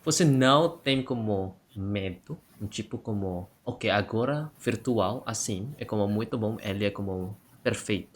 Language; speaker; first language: Portuguese; non-native, learner; Indonesian